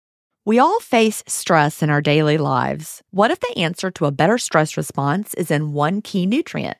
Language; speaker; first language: English; native; English